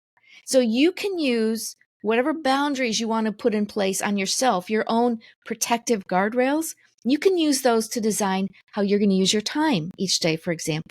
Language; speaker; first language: English; native; English